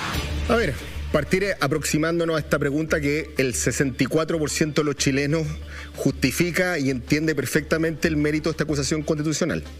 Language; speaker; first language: Spanish; native; Spanish